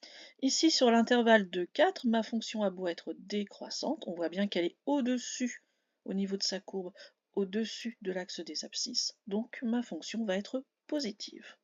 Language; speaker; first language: French; native; French